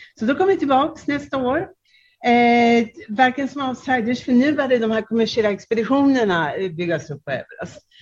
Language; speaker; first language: Swedish; non-native, fluent; Czech